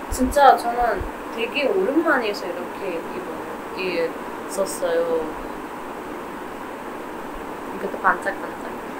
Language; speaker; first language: Korean; non-native, learner; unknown